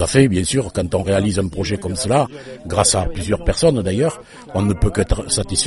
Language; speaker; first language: French; native; French